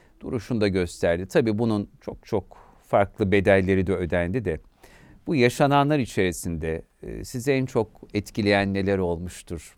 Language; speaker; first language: Turkish; native; Turkish